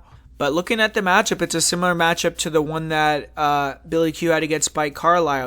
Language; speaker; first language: English; native; English